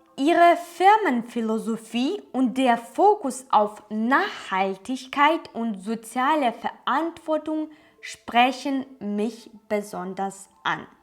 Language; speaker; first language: German; non-native, fluent; Ukrainian